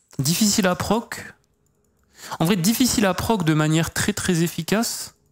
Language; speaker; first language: French; native; French